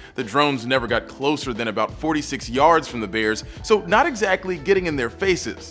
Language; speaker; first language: English; native; English